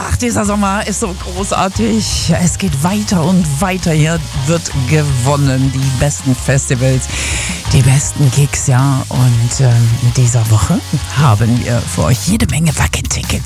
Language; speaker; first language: German; native; German